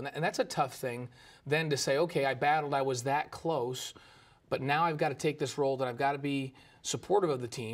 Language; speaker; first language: English; native; English